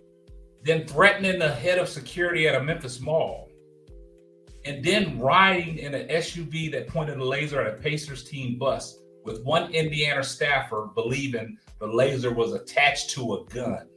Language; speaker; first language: English; native; English